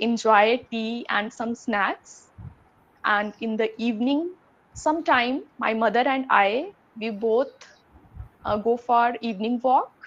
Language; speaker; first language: English; non-native, learner; Hindi